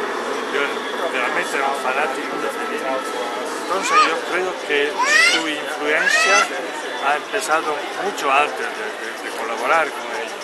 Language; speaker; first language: Spanish; non-native, learner; Italian